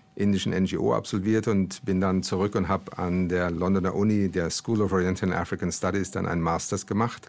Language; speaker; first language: German; early bilingual, other home language; Portuguese